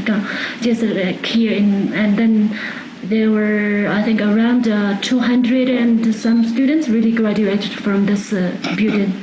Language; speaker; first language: English; non-native, fluent; Tibetan